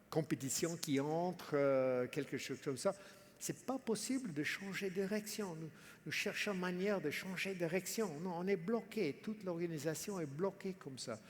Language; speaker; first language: French; non-native, fluent; English